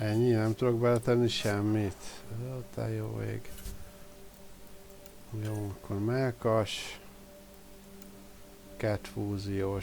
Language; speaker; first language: Hungarian; native; Hungarian